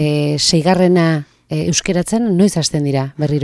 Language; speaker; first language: Basque; native; Basque